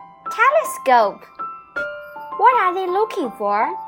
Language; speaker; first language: English; non-native, fluent; Chinese